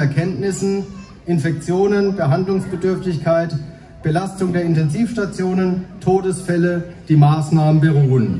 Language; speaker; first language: German; native; German